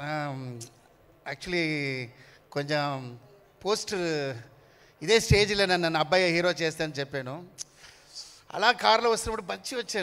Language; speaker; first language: Telugu; non-native, learner; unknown